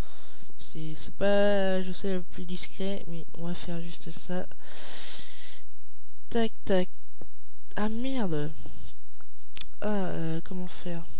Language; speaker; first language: French; native; French